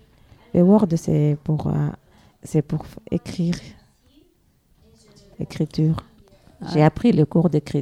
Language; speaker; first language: French; non-native, learner; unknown